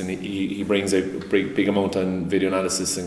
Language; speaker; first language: English; native; English